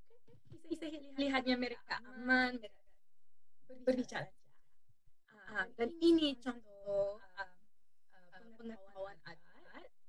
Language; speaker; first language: Indonesian; non-native, learner; English